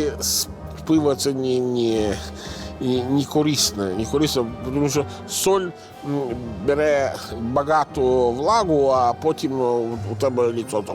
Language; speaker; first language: Ukrainian; non-native, fluent; Italian